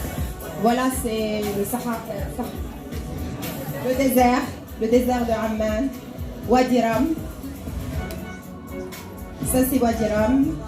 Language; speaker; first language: French; non-native, learner; Arabic